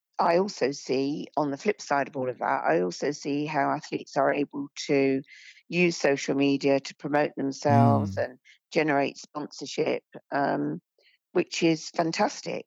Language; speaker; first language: English; native; English